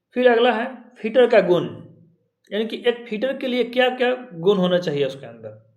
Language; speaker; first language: Hindi; native; Hindi